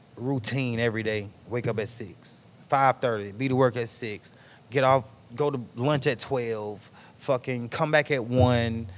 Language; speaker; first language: English; native; English